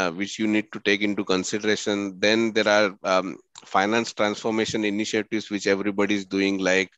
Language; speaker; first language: English; non-native, local second language; Marathi